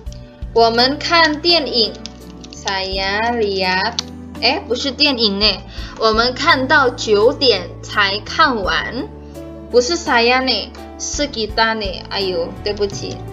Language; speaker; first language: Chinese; non-native, fluent; Indonesian